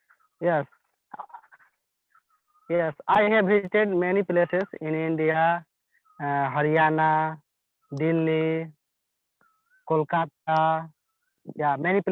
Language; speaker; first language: English; non-native, learner; Hindi